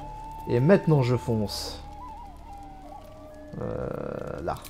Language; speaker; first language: French; native; French